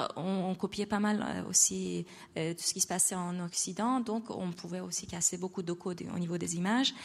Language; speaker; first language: French; non-native, fluent; Persian